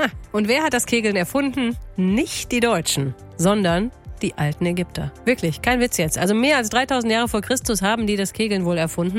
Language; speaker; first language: German; native; German